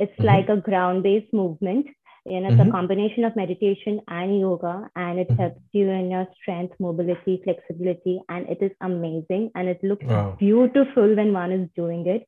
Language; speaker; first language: English; non-native, local second language; Hindi